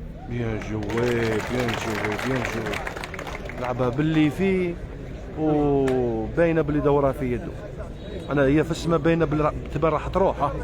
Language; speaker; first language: Arabic; native; Arabic